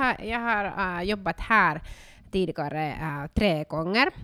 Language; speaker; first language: Swedish; non-native, local second language; Finnish